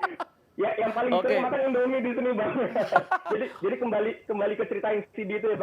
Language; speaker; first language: Indonesian; native; Indonesian